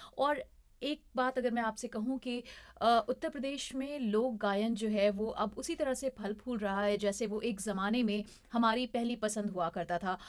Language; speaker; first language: Hindi; native; Hindi